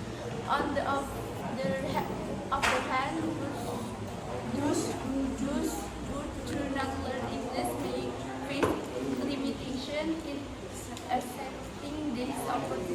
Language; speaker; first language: English; non-native, learner; Indonesian